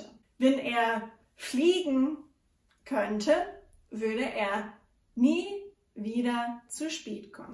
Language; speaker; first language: German; non-native, fluent; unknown